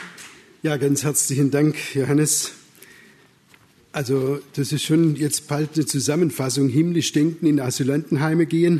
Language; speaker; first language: German; native; German